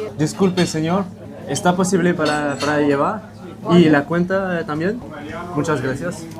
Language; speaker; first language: Spanish; non-native, learner; French